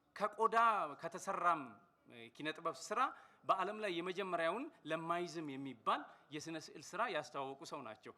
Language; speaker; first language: Amharic; non-native, local second language; Oromo